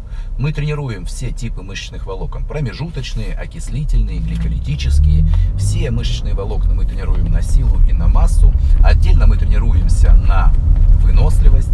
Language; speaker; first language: Russian; native; Russian